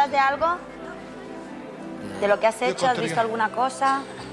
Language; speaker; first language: Spanish; native; Spanish